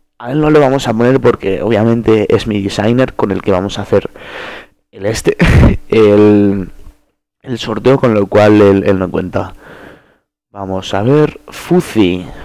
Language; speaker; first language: Spanish; early bilingual, other home language; Polish